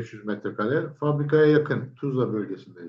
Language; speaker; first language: Turkish; native; Turkish